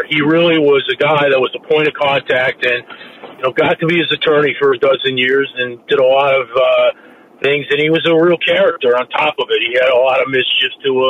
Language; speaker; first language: English; native; English